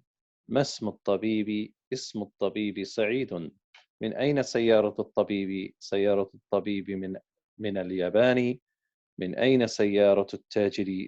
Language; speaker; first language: Arabic; non-native, fluent; English